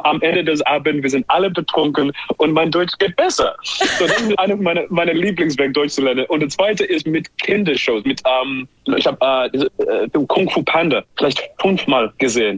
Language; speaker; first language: German; non-native, learner; English